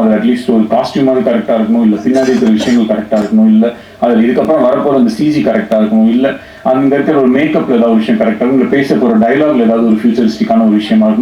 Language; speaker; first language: Tamil; native; Tamil